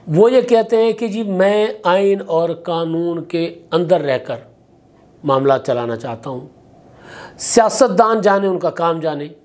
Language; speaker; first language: Urdu; non-native, local second language; Sindhi